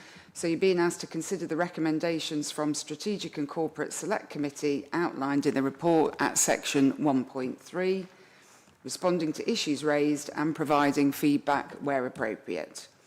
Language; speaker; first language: English; native; English